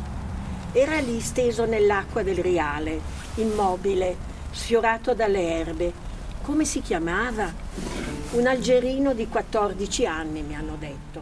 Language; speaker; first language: Italian; native; Italian